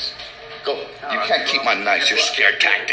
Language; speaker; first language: English; native; English